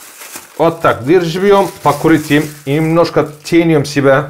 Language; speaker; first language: Russian; non-native, learner; Turkish